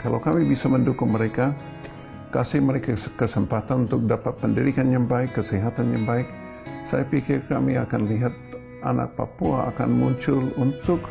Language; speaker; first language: Indonesian; non-native, fluent; English